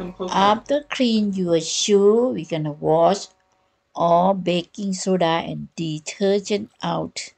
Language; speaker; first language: English; non-native, learner; Thai